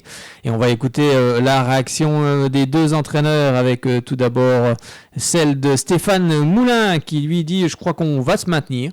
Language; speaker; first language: French; native; French